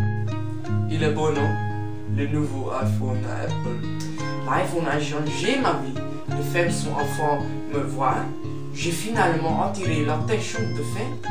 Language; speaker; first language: French; non-native, learner; English